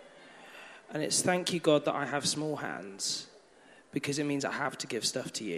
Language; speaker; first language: English; native; English